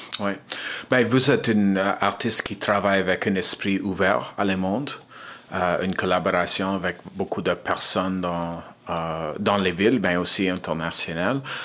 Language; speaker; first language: French; non-native, learner; English